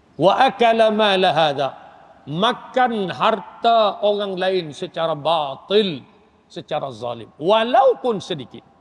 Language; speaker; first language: Malay; native; Malay